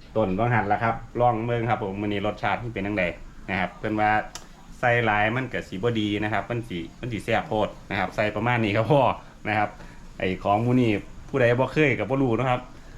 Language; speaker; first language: Thai; native; Thai